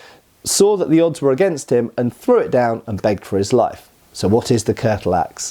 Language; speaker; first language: English; native; English